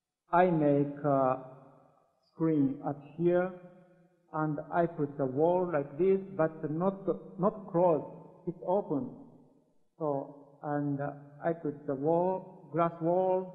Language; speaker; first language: English; non-native, learner; Japanese